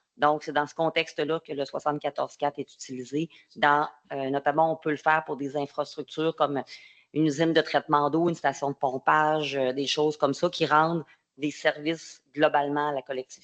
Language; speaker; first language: French; native; French